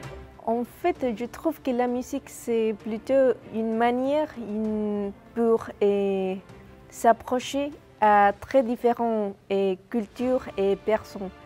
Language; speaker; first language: French; non-native, fluent; Spanish